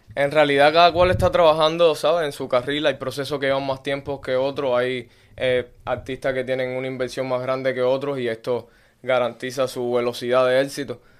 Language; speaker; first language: Spanish; native; Spanish